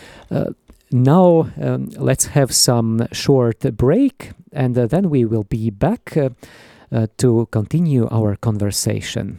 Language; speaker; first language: English; non-native, fluent; Latvian